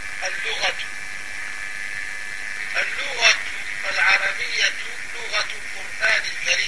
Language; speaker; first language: Arabic; non-native, fluent; French